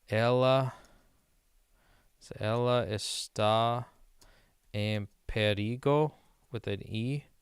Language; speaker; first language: Portuguese; non-native, learner; English